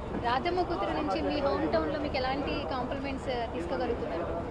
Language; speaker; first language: Telugu; native; Telugu